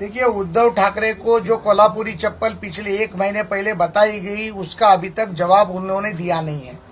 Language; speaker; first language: Hindi; non-native, local second language; Marathi